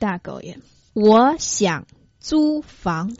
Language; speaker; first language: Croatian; non-native, fluent; Chinese